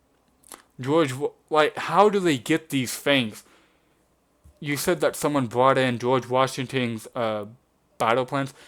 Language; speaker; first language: English; native; English